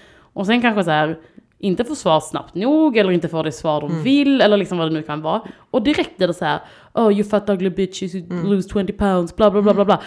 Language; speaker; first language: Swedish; native; Swedish